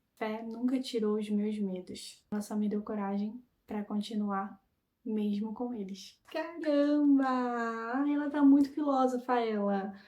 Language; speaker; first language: Portuguese; native; Portuguese